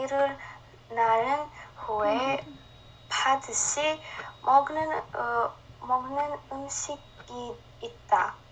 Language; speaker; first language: Korean; non-native, learner; Romanian